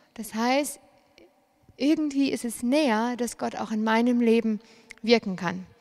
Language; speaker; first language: German; native; German